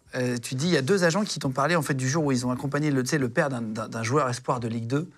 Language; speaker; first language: French; native; French